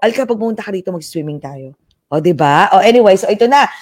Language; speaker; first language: Filipino; native; Filipino